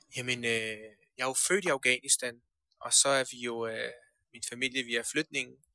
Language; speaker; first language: Danish; early bilingual, other home language; Persian